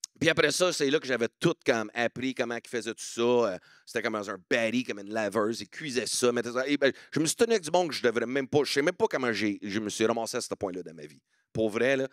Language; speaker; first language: French; non-native, local second language; English